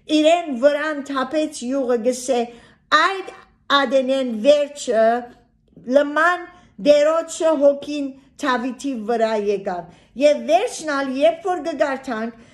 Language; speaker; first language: Armenian; early bilingual, heritage; Armenian